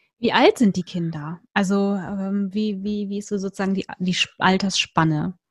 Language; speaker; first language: German; native; German